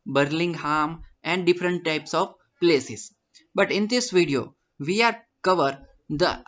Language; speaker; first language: English; non-native, local second language; Gujarati